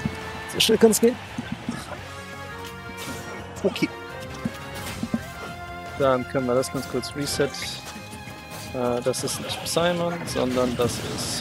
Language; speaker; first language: German; native; German